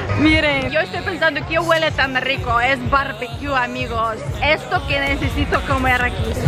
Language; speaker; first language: Spanish; non-native, fluent; Russian